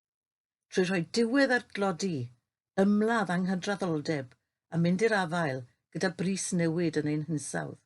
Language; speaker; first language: Welsh; native; Welsh